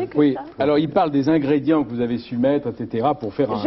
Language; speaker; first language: French; native; French